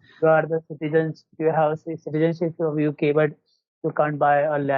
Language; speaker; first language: English; non-native, learner; Marathi